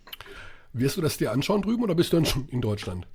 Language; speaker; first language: German; native; German